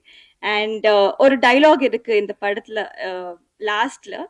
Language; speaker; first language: Tamil; non-native, learner; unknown